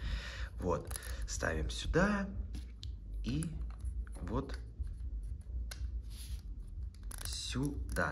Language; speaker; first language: Russian; native; Russian